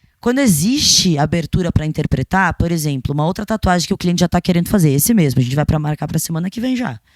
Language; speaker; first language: Portuguese; native; Portuguese